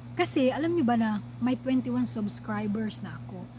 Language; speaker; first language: Filipino; non-native, local second language; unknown